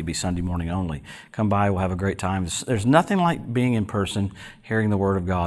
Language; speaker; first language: English; native; English